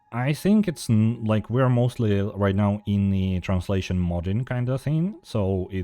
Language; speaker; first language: English; non-native, fluent; Belarusian